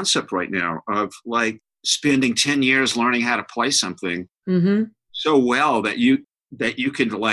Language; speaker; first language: English; native; English